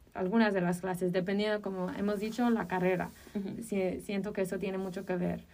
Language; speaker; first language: Spanish; early bilingual, heritage; Spanish